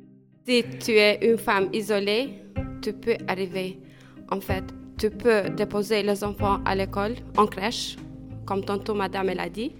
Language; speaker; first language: French; non-native, learner; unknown